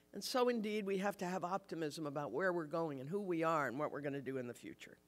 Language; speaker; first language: English; native; English